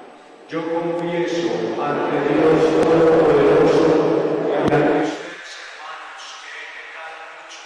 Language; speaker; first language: Spanish; native; Spanish